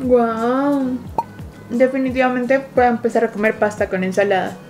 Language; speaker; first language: Spanish; native; Spanish